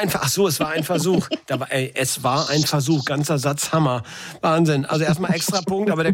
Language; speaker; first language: German; native; German